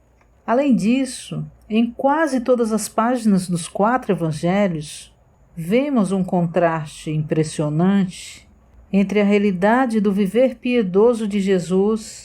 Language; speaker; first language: Portuguese; native; Portuguese